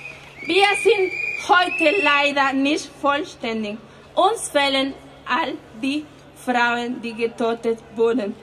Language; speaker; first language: German; non-native, fluent; Spanish